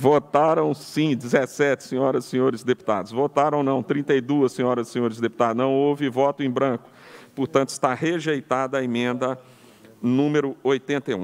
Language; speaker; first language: Portuguese; native; Portuguese